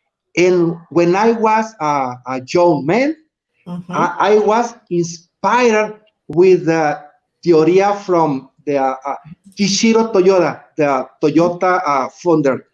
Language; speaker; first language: English; non-native, learner; Spanish